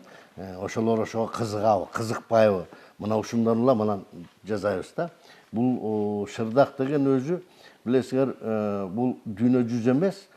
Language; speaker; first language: Kyrgyz; native; Kyrgyz